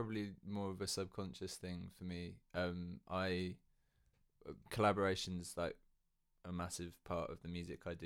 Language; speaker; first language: English; native; English